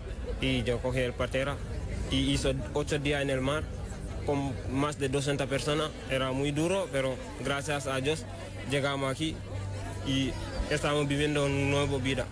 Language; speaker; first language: Spanish; non-native, learner; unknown